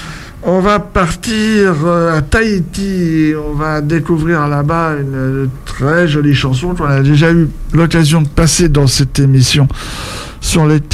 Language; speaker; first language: French; native; French